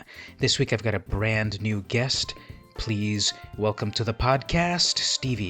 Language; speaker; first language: English; native; English